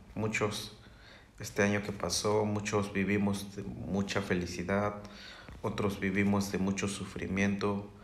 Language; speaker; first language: Spanish; non-native, local second language; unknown